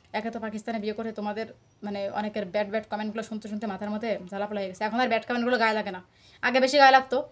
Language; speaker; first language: Bangla; native; Bangla